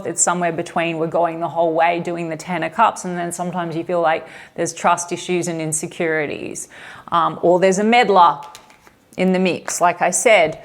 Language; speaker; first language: English; native; English